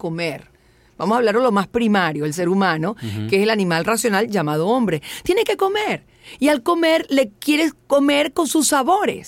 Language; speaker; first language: Spanish; native; Spanish